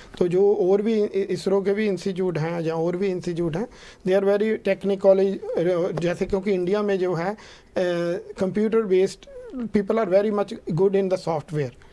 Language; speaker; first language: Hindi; non-native, local second language; Punjabi